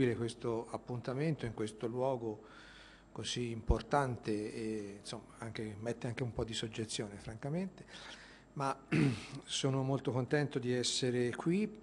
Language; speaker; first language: Italian; native; Italian